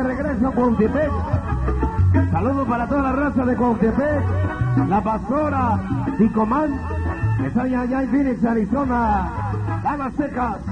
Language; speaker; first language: Spanish; native; Spanish